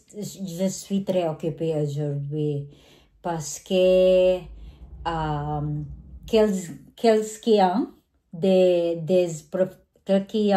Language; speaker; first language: French; non-native, learner; Filipino